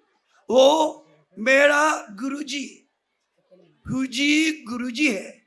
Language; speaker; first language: Hindi; non-native, fluent; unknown